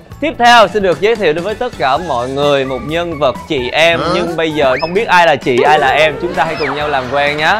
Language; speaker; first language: Vietnamese; native; Vietnamese